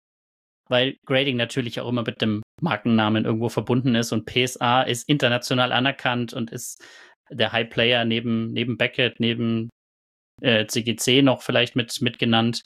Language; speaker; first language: German; native; German